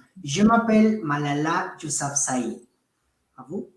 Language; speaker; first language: French; non-native, fluent; Spanish